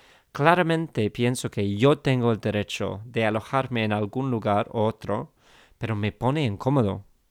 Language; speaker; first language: Spanish; non-native, fluent; English